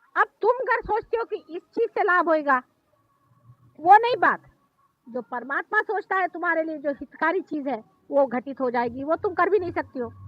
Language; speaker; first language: Hindi; non-native, local second language; Marathi